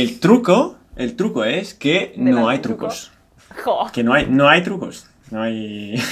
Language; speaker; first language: Spanish; non-native, fluent; Italian